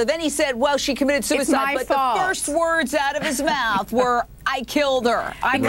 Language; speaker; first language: English; native; English